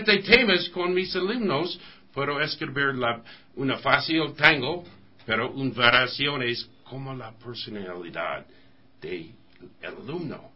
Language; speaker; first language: Spanish; non-native, learner; English